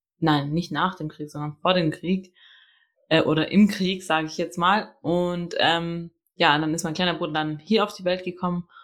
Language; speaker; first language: German; early bilingual, other home language; Albanian